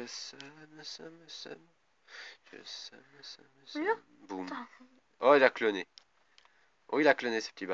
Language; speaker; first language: French; native; French